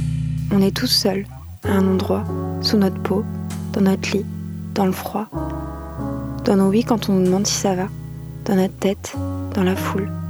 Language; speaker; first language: French; native; French